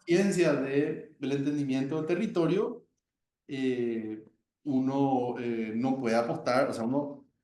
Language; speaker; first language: Spanish; native; Spanish